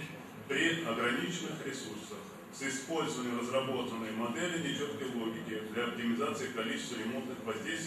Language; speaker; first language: Russian; native; Russian